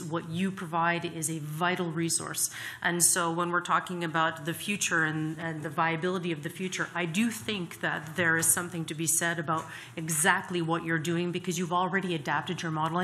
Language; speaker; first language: English; native; English